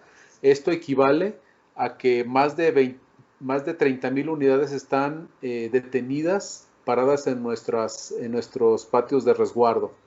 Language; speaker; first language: Spanish; native; Spanish